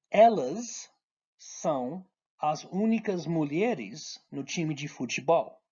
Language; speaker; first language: Portuguese; non-native, fluent; English